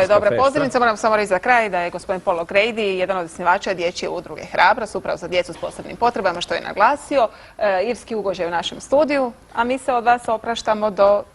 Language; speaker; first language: Croatian; native; Croatian